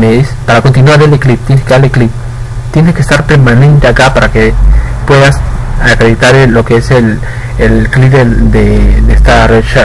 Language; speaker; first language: Spanish; native; Spanish